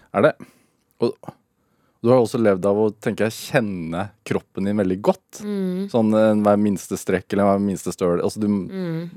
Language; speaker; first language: Norwegian; native; Norwegian